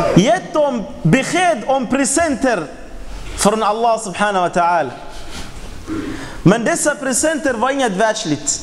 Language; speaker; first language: Swedish; non-native, fluent; Arabic